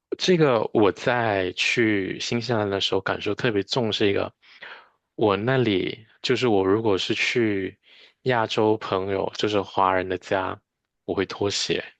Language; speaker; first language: Chinese; native; Chinese